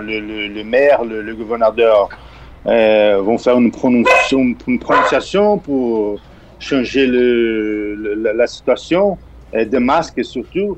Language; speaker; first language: French; non-native, fluent; Portuguese